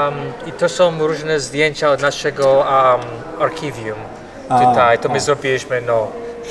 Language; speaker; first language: Polish; early bilingual, other home language; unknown